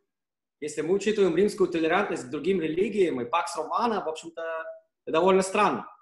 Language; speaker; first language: Russian; native; Russian